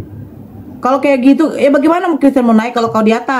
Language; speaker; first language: Indonesian; native; Indonesian